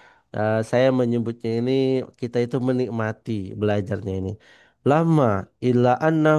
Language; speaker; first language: Indonesian; non-native, fluent; Banjar